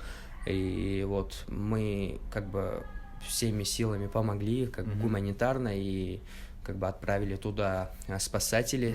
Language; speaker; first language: Russian; non-native, local second language; Uzbek